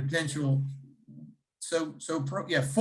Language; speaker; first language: English; native; English